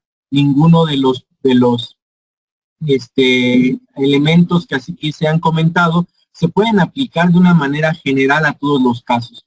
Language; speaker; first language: Spanish; native; Spanish